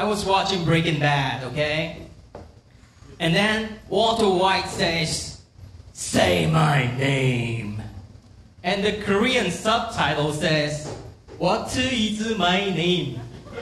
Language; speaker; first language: English; non-native, fluent; Korean